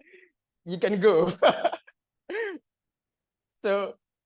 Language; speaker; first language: English; non-native, learner; Indonesian